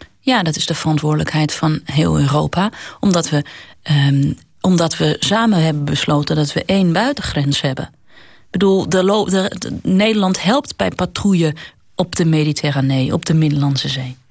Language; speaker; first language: Dutch; native; Dutch